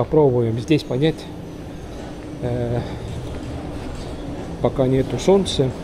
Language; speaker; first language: Russian; non-native, learner; Estonian